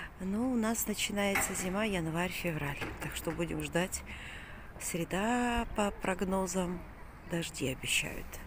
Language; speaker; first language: Russian; non-native, local second language; Georgian